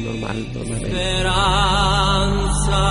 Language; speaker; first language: Spanish; non-native, learner; Bulgarian